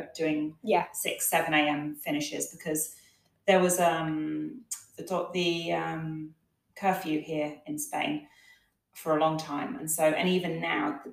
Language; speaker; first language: English; native; English